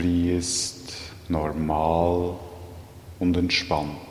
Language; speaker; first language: German; native; German